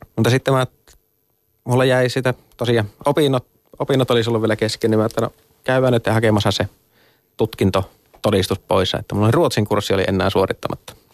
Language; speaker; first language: Finnish; native; Finnish